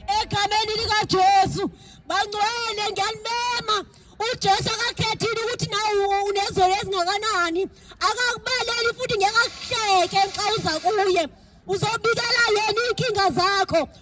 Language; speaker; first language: Zulu; non-native, local second language; Xhosa